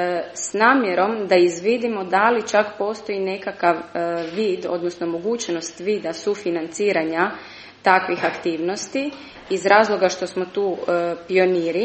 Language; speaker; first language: Croatian; native; Croatian